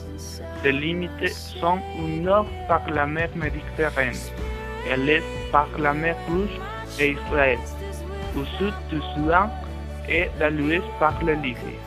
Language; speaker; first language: French; non-native, learner; Spanish